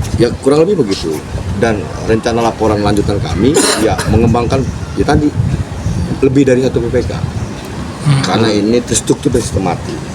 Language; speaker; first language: Indonesian; native; Indonesian